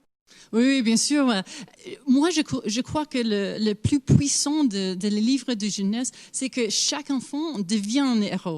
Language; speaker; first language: French; non-native, fluent; English